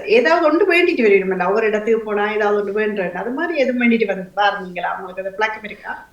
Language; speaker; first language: Tamil; native; Tamil